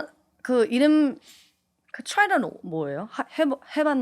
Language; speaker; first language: Korean; early bilingual, heritage; English